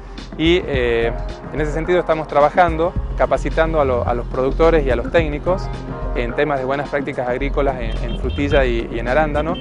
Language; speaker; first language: Spanish; native; Spanish